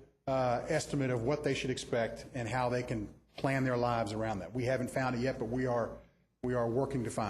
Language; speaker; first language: English; native; English